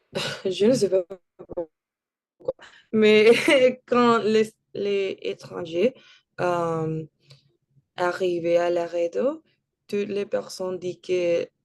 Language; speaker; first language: French; non-native, learner; Spanish